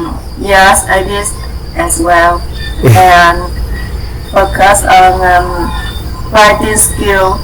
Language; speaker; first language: English; non-native, learner; Vietnamese